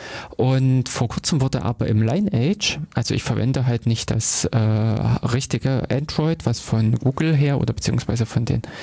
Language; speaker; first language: German; native; German